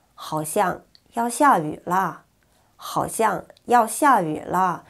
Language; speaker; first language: Chinese; non-native, fluent; Korean